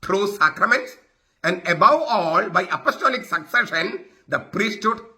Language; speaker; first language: English; non-native, local second language; Malayalam